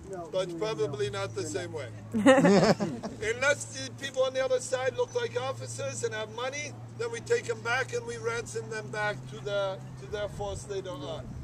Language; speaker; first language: English; native; English